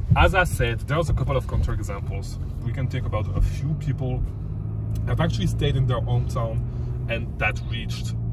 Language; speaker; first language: English; non-native, fluent; French